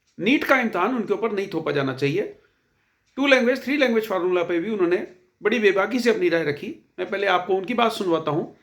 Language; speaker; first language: Hindi; native; Hindi